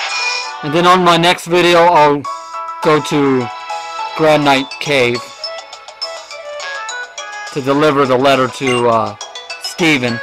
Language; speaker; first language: English; native; English